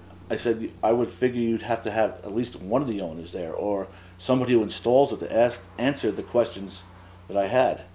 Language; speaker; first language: English; native; English